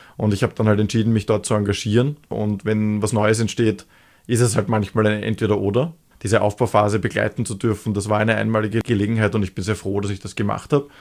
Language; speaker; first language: German; native; German